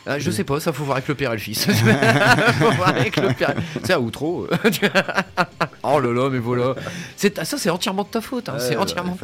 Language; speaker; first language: French; native; French